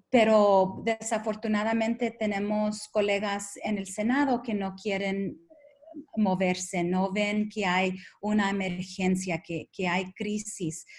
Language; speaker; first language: Spanish; early bilingual, heritage; Spanish